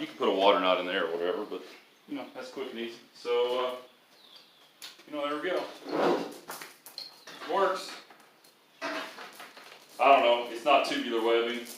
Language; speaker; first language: English; native; English